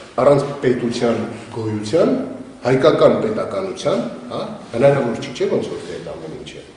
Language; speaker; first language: Armenian; native; Armenian